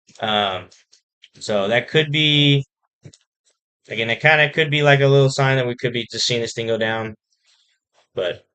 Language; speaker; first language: English; native; English